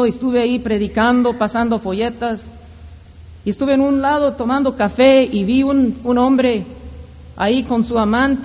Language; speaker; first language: Spanish; non-native, fluent; English